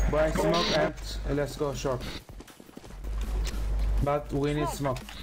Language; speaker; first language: English; non-native, learner; Turkish